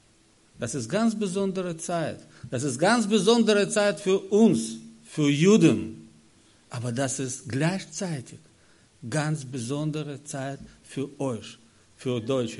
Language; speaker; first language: German; non-native, learner; Russian